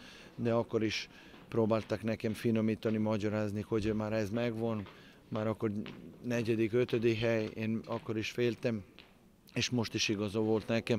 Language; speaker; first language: Hungarian; non-native, fluent; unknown